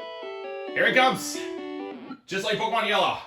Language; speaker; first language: English; native; English